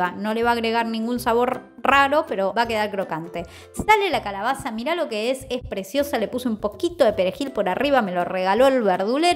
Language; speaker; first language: Spanish; native; Spanish